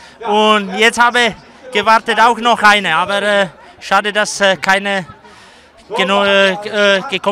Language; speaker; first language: German; non-native, learner; Czech